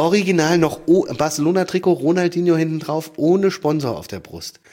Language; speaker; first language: German; native; German